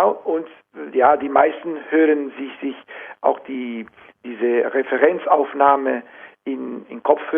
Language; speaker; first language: German; non-native, fluent; Italian